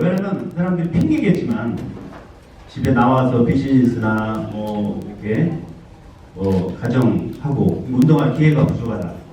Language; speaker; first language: Korean; native; Korean